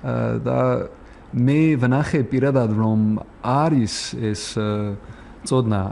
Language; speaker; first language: Georgian; non-native, learner; English